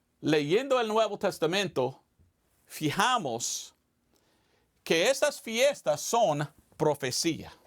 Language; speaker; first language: Spanish; non-native, fluent; English